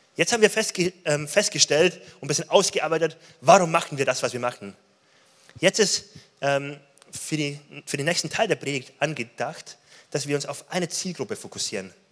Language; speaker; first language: German; native; German